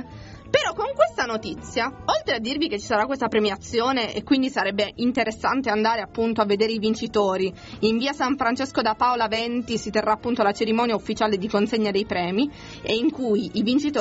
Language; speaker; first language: Italian; native; Italian